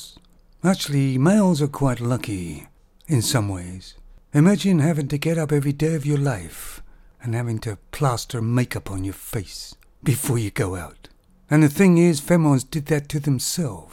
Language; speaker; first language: English; native; English